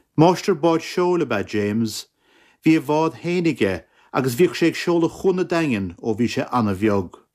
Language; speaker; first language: Irish; native; Irish